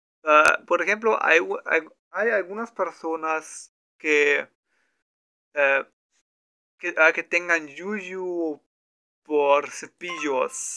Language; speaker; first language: Spanish; non-native, learner; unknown